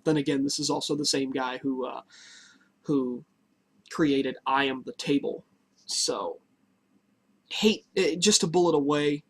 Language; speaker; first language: English; native; English